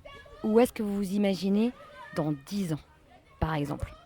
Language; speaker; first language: French; native; French